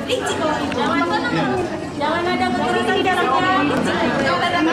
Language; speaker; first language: Indonesian; native; Indonesian